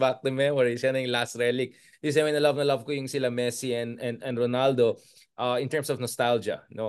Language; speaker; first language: English; non-native, local second language; Filipino